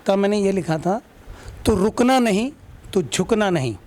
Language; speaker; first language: Hindi; non-native, local second language; Punjabi